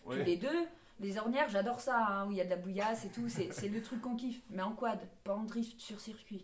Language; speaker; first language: French; native; French